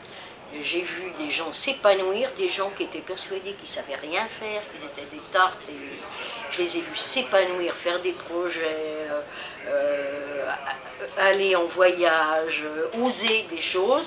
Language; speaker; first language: French; native; French